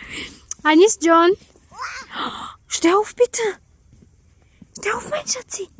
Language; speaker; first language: German; non-native, fluent; Tajik